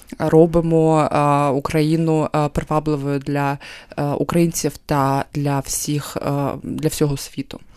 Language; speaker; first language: Ukrainian; non-native, local second language; Russian